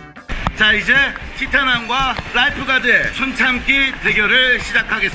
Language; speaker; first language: Korean; native; Korean